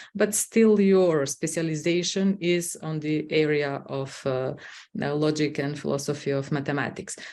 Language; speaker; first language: English; non-native, fluent; Macedonian